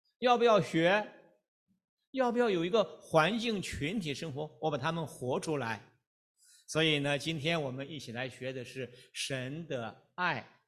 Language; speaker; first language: Chinese; native; Chinese